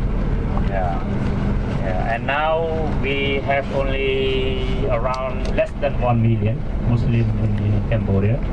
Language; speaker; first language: English; non-native, local second language; Khmer